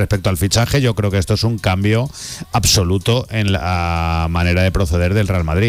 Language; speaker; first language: Spanish; native; Spanish